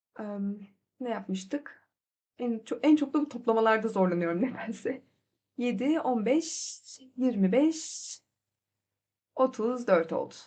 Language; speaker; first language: Turkish; native; Turkish